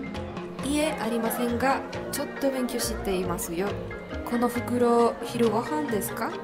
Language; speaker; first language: Japanese; non-native, learner; Spanish